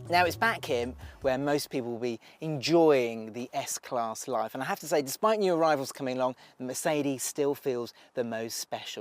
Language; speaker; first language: English; native; English